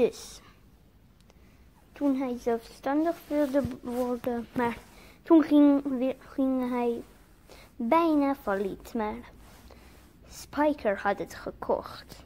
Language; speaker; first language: Dutch; non-native, learner; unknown